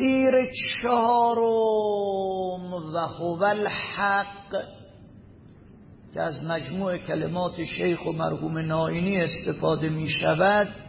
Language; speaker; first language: Persian; native; Persian